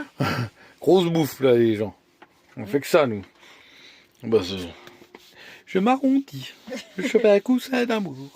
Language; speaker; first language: French; native; French